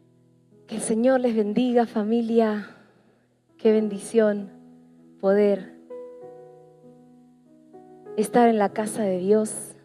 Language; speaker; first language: Spanish; native; Spanish